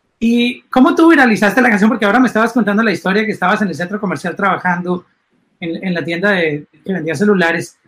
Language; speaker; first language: Spanish; native; Spanish